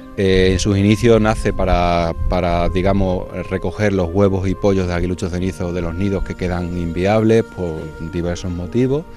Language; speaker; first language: Spanish; native; Spanish